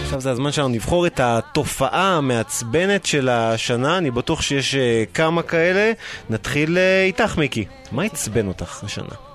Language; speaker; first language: Hebrew; native; Hebrew